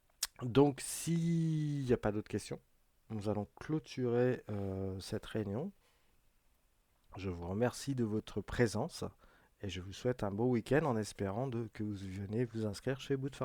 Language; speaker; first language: French; native; French